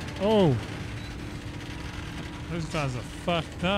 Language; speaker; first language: English; native; English